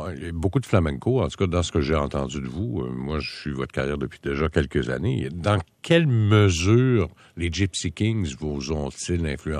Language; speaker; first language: French; native; French